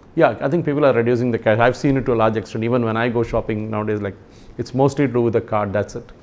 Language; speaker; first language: English; non-native, local second language; Malayalam